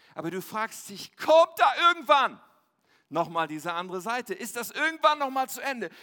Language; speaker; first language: German; native; German